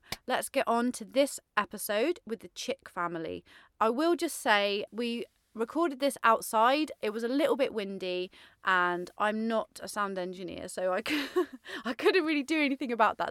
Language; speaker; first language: English; native; English